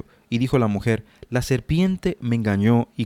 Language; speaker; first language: Spanish; native; Spanish